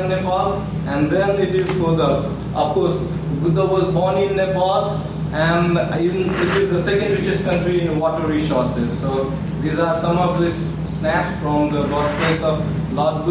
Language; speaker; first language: English; non-native, local second language; Nepali